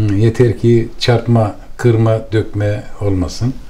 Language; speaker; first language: Turkish; native; Turkish